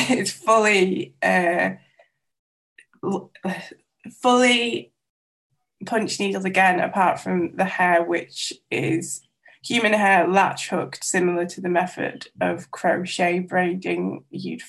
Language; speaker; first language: English; non-native, local second language; Welsh